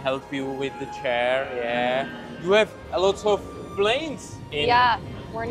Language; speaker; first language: English; non-native, learner; Czech